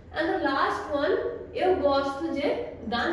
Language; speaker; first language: Portuguese; non-native, fluent; Hindi